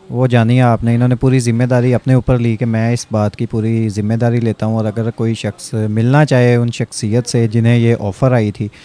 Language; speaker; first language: Urdu; non-native, local second language; Punjabi